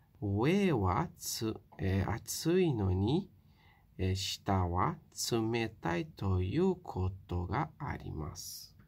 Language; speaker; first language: Japanese; non-native, fluent; Portuguese